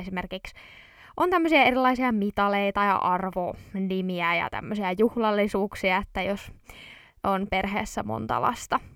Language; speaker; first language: Finnish; native; Finnish